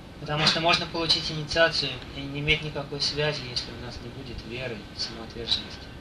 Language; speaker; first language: Russian; native; Russian